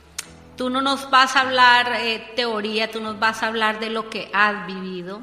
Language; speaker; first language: Spanish; native; Spanish